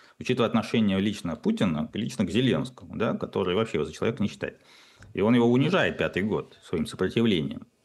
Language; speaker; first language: Russian; native; Russian